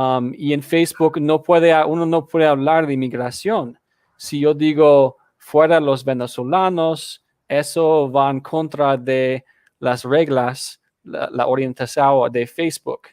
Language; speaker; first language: Spanish; non-native, fluent; English